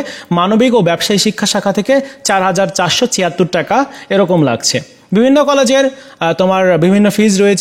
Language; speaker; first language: Bangla; native; Bangla